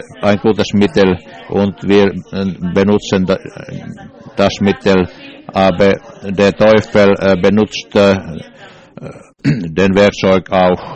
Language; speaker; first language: German; non-native, learner; English